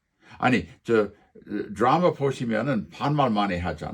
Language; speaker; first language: Korean; non-native, fluent; English